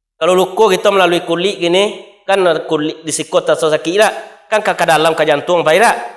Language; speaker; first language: Malay; non-native, local second language; Minangkabau